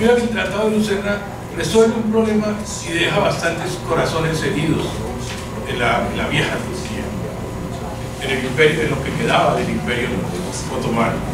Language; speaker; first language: Spanish; native; Spanish